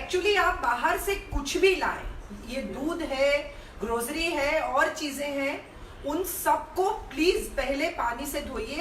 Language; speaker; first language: Hindi; non-native, local second language; Gujarati